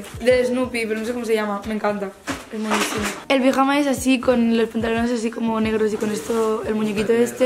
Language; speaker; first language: Spanish; native; Spanish